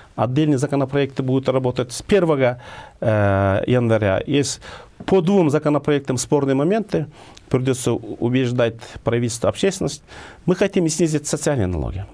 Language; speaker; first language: Russian; non-native, local second language; Kyrgyz